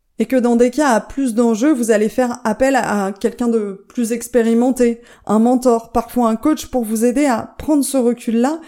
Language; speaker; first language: French; native; French